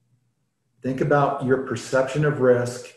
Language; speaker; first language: English; native; English